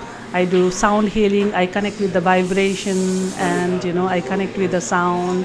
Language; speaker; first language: English; non-native, local second language; Nepali